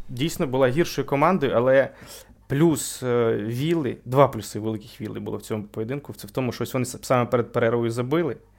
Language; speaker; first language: Ukrainian; native; Ukrainian